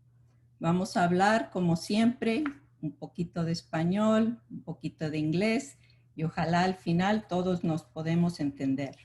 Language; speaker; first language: Spanish; early bilingual, heritage; Spanish